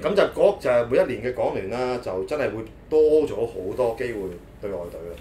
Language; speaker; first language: Cantonese; native; Cantonese